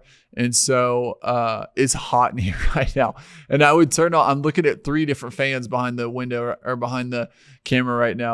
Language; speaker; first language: English; native; English